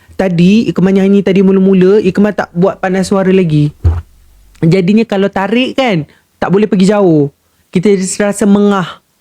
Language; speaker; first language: Malay; native; Malay